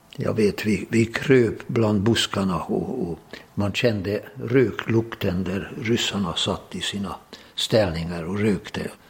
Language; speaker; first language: Swedish; non-native, fluent; Hungarian